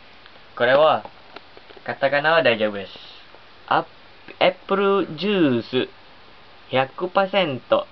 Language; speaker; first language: Japanese; non-native, learner; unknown